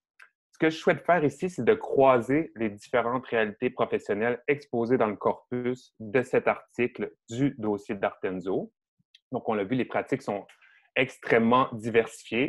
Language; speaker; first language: French; native; French